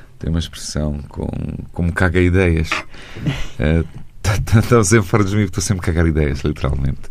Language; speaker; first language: Portuguese; non-native, fluent; Bosnian